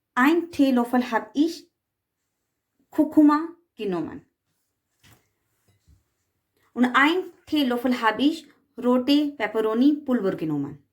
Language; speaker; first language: German; non-native, learner; Urdu